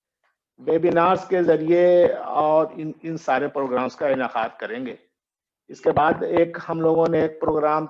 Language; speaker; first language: Urdu; native; Urdu